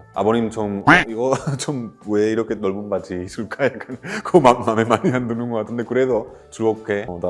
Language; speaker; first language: Korean; non-native, fluent; Spanish